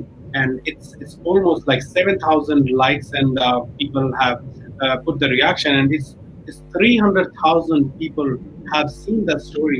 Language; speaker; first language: English; non-native, local second language; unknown